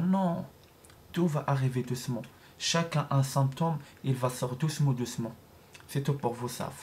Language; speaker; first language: French; non-native, learner; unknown